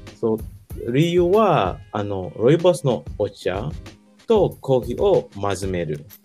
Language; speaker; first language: Japanese; non-native, learner; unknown